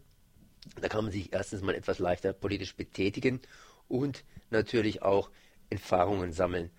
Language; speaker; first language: German; native; German